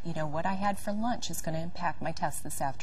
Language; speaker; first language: English; native; English